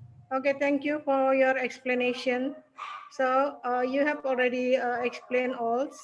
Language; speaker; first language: English; non-native, learner; Indonesian